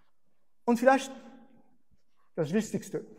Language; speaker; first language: German; non-native, fluent; French